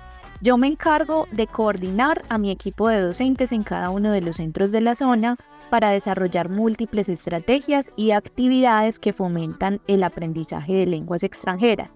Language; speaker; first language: Spanish; native; Spanish